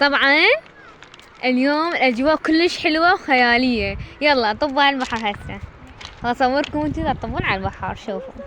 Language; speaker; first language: Arabic; native; Arabic